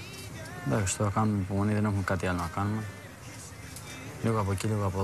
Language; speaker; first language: Greek; early bilingual, other home language; Albanian